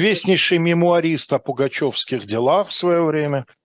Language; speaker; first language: Russian; native; Russian